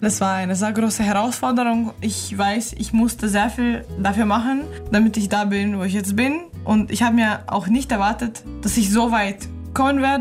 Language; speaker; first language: German; early bilingual, other home language; Ukrainian